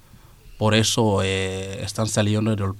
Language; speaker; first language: Spanish; non-native, fluent; Serer